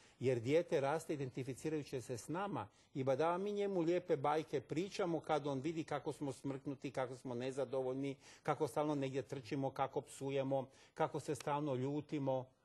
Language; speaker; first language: Croatian; native; Croatian